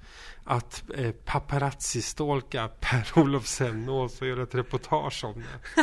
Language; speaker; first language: Swedish; native; Swedish